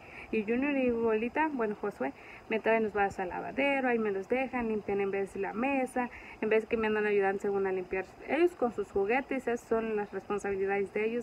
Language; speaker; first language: Spanish; native; Spanish